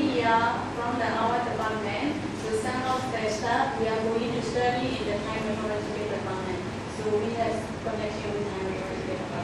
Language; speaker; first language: English; non-native, learner; Burmese